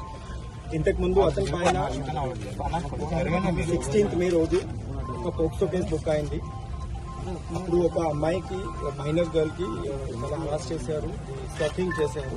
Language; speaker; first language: Telugu; non-native, learner; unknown